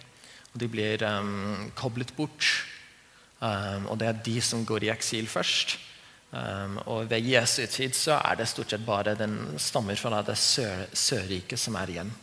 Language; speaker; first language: Norwegian; non-native, fluent; English